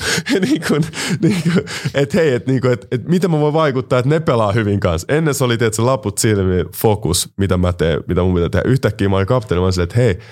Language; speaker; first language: Finnish; native; Finnish